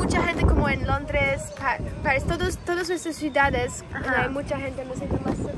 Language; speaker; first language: Spanish; non-native, learner; Polish